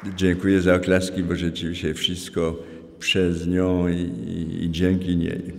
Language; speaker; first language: Polish; non-native, fluent; French